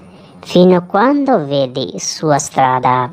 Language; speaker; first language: Italian; non-native, learner; Urdu